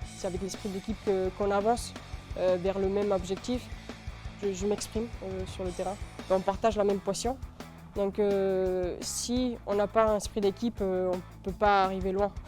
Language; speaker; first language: French; non-native, fluent; Spanish